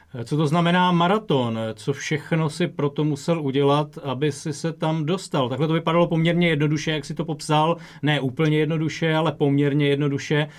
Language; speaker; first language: Czech; native; Czech